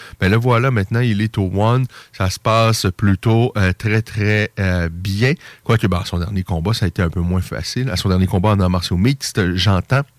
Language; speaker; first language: French; native; French